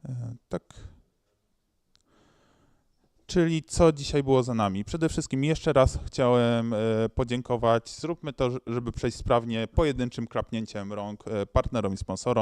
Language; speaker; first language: Polish; native; Polish